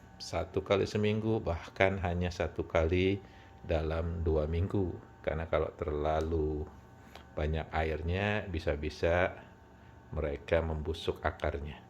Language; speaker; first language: Indonesian; native; Indonesian